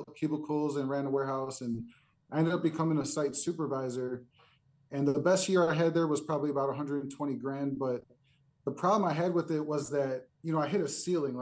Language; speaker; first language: English; native; English